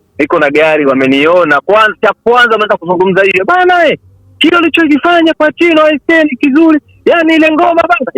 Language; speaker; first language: Swahili; native; Swahili